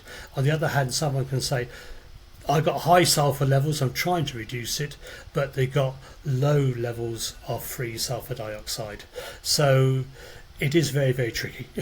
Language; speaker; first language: English; native; English